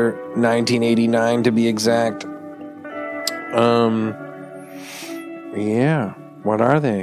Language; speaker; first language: English; native; English